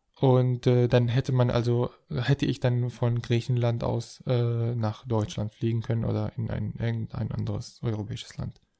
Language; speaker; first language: German; non-native, fluent; Arabic